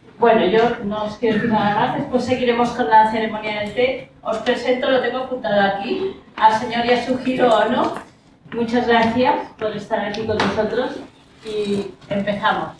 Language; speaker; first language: Spanish; native; Spanish